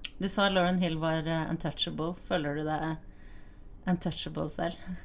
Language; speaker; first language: Norwegian; native; Norwegian